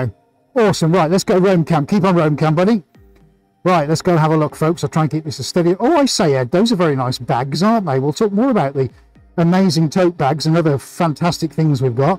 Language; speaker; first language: English; native; English